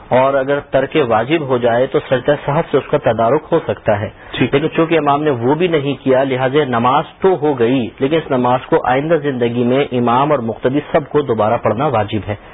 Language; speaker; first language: Urdu; native; Urdu